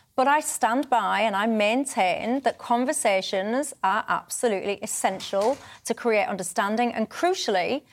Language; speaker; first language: English; native; English